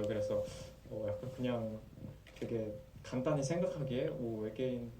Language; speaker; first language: Korean; native; Korean